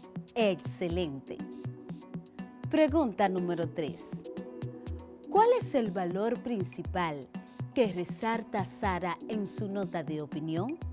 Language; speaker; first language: Spanish; native; Spanish